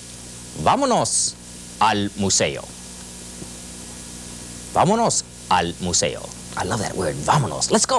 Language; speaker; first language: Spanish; non-native, fluent; English